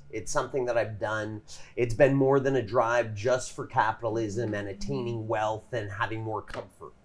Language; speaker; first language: English; native; English